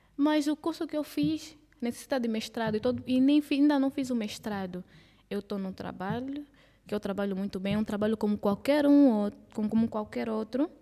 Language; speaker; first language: Portuguese; native; Portuguese